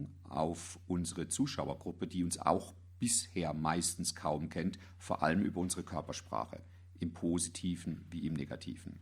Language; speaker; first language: German; native; German